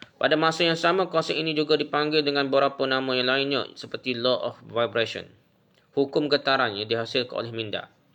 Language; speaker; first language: Malay; native; Malay